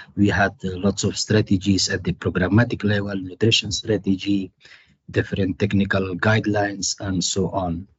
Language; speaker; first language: English; non-native, fluent; Persian